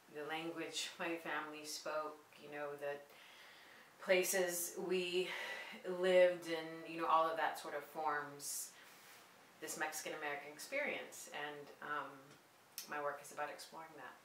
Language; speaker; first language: English; native; English